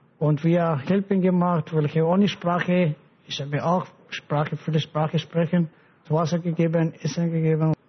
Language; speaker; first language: German; non-native, learner; Pashto